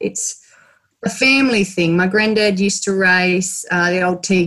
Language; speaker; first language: English; native; English